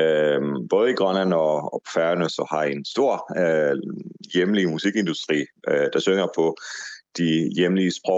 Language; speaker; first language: Danish; non-native, fluent; Hebrew